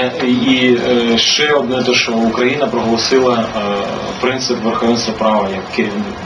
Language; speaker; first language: Ukrainian; native; Ukrainian